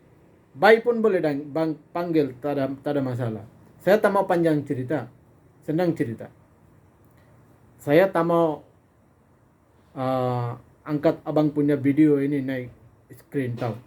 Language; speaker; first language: Indonesian; non-native, fluent; Bangla